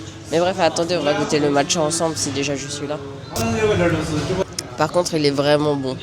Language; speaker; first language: French; native; French